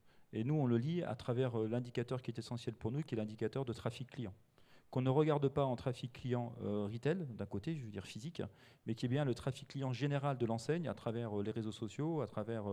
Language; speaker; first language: French; native; French